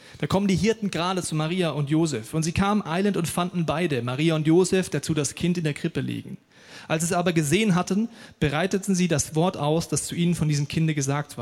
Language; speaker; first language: German; native; German